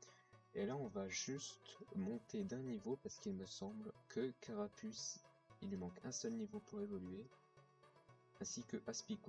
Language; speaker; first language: French; native; French